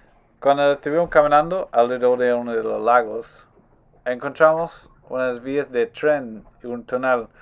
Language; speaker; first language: Spanish; non-native, learner; English